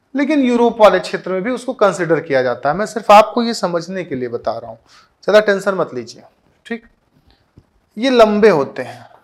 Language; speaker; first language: Hindi; native; Hindi